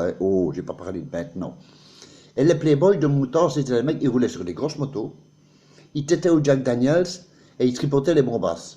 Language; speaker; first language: French; native; French